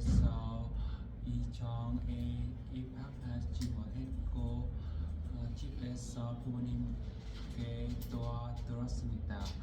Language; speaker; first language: Korean; non-native, learner; Vietnamese